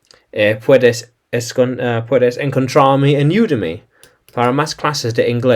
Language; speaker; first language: Spanish; non-native, learner; English